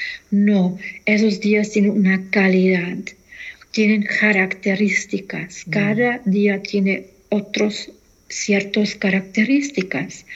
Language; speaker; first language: Spanish; non-native, fluent; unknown